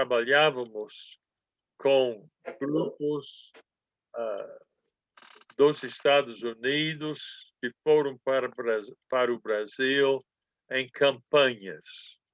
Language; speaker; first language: Portuguese; non-native, fluent; English